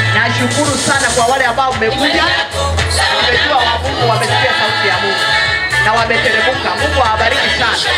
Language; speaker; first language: Swahili; non-native, local second language; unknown